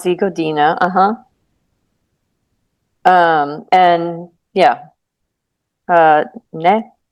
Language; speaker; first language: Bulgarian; non-native, learner; English